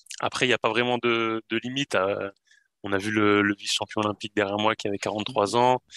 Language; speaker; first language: French; native; French